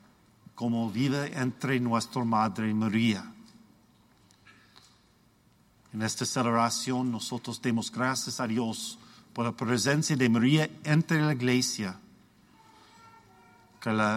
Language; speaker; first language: Spanish; non-native, learner; English